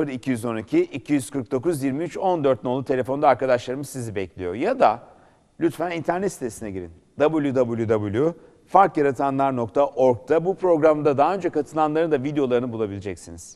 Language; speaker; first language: Turkish; native; Turkish